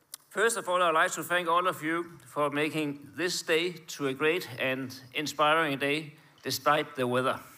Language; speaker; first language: English; non-native, fluent; Danish